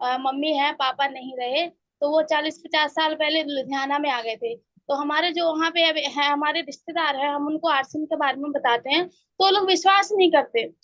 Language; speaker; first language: Hindi; native; Hindi